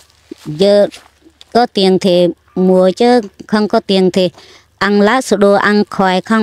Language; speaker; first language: Vietnamese; non-native, local second language; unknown